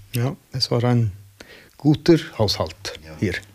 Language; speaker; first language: German; non-native, learner; Norwegian